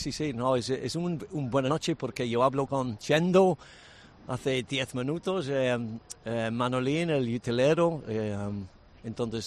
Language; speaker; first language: Spanish; non-native, learner; English